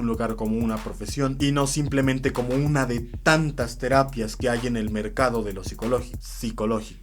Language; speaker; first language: Spanish; native; Spanish